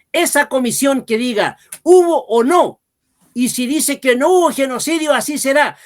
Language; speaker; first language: Spanish; non-native, local second language; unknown